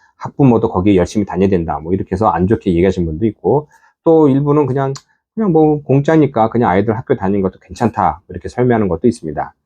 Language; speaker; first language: Korean; native; Korean